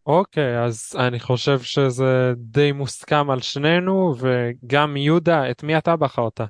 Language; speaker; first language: Hebrew; native; Hebrew